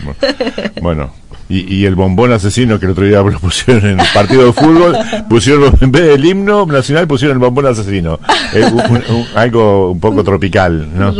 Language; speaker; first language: Spanish; native; Spanish